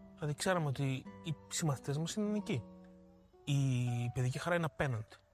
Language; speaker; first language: Greek; early bilingual, other home language; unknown